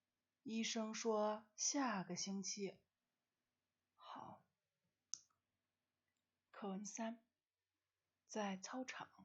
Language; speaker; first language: Chinese; non-native, fluent; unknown